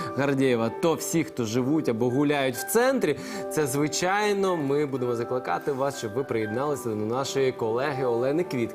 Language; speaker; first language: Ukrainian; native; Ukrainian